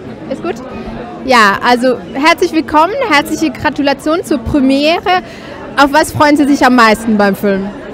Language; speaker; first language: German; native; German